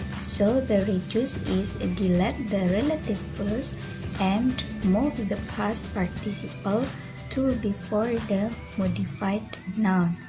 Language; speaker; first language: English; non-native, learner; Indonesian